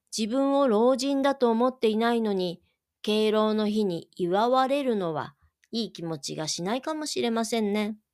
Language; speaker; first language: Japanese; native; Japanese